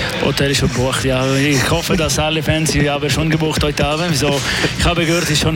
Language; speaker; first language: German; non-native, learner; French